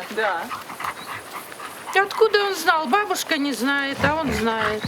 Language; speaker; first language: Russian; native; Russian